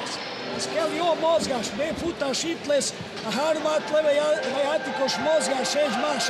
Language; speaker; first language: Hungarian; non-native, learner; Russian